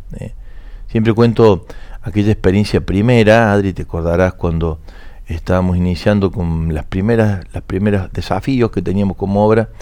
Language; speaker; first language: Spanish; native; Spanish